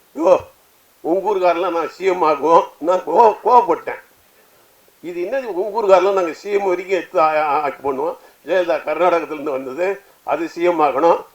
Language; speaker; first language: Tamil; native; Tamil